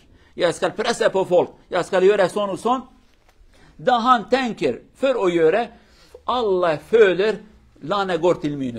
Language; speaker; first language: Norwegian; non-native, learner; Kurdish